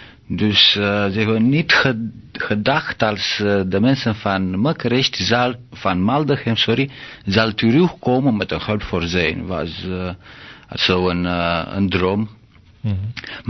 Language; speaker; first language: Dutch; non-native, learner; Romanian